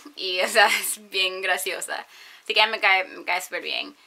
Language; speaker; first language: Spanish; early bilingual, heritage; Spanish